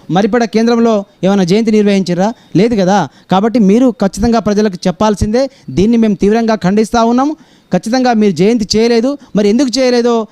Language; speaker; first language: Telugu; non-native, local second language; Lambadi